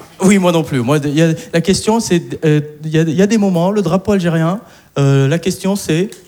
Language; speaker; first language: French; native; French